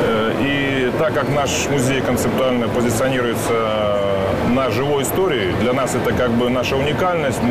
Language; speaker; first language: Russian; native; Russian